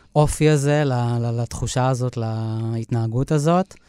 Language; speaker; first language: Hebrew; native; Hebrew